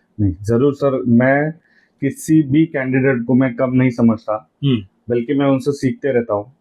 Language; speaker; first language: Hindi; non-native, local second language; Marathi